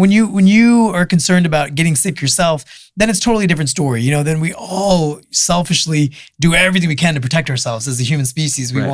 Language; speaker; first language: English; native; English